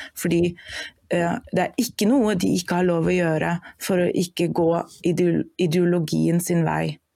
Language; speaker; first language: Norwegian; non-native, fluent; German